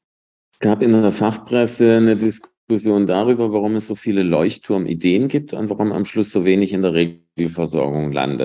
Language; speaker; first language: German; native; German